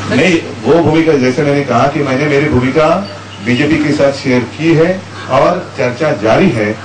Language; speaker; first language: Hindi; non-native, local second language; Marathi